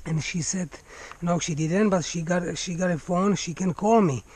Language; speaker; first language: English; non-native, fluent; Czech